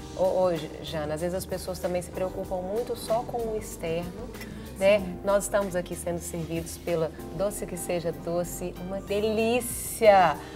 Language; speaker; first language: Portuguese; native; Portuguese